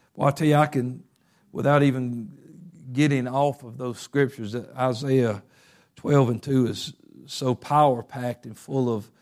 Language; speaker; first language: English; native; English